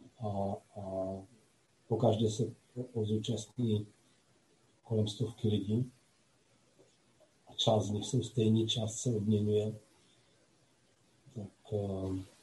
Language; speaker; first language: Czech; non-native, local second language; Slovak